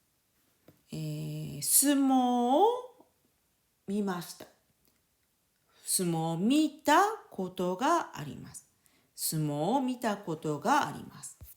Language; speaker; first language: Japanese; non-native, fluent; French